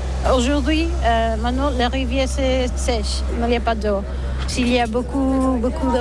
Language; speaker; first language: French; non-native, learner; Catalan